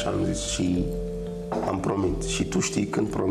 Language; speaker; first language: Romanian; non-native, learner; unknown